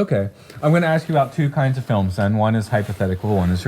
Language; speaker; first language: English; native; English